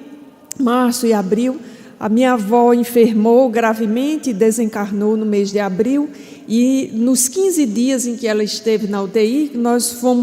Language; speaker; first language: Portuguese; native; Portuguese